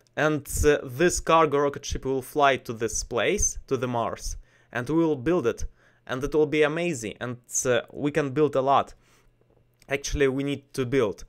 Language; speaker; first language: English; non-native, learner; Russian